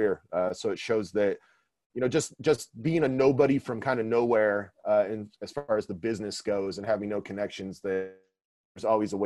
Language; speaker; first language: English; native; English